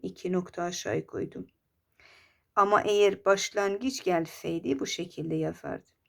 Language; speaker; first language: Turkish; non-native, fluent; Persian